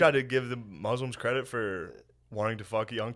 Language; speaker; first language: English; native; English